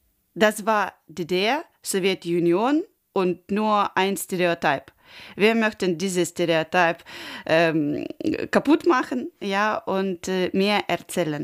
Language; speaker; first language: German; non-native, learner; Ukrainian